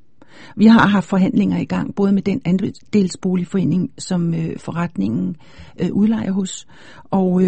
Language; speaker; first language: Danish; native; Danish